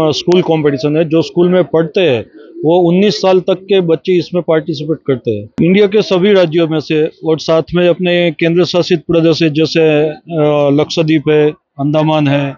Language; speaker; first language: Hindi; non-native, local second language; Gujarati